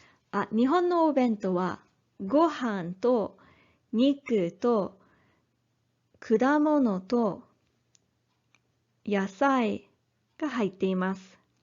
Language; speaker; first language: Japanese; non-native, learner; English